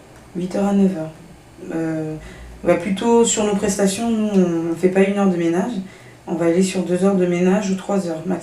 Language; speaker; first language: French; native; French